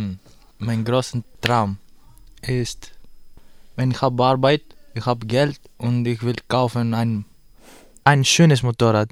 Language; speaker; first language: German; non-native, learner; Greek